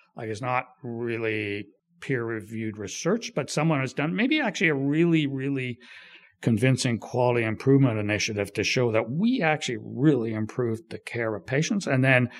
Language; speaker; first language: English; native; English